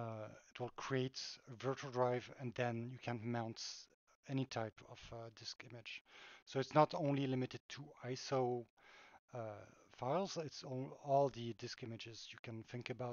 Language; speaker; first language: English; non-native, fluent; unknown